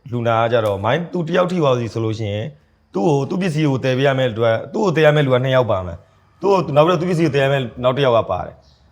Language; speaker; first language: Burmese; native; Burmese